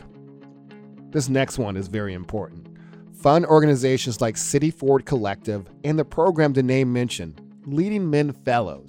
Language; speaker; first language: English; native; English